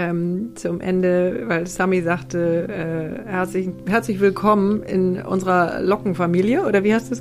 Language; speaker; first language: German; native; German